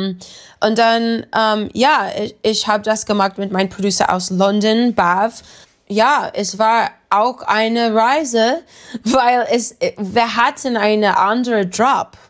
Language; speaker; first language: German; non-native, learner; English